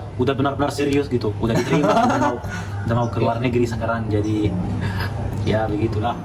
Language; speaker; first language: Indonesian; non-native, fluent; Arabic